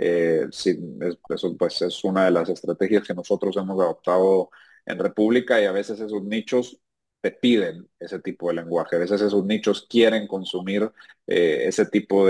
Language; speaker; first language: Spanish; native; Spanish